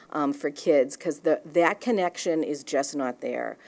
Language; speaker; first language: English; native; English